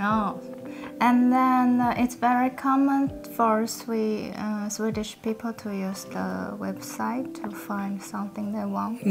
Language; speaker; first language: English; non-native, learner; Chinese